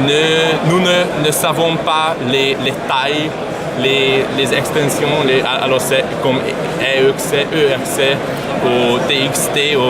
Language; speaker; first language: French; non-native, learner; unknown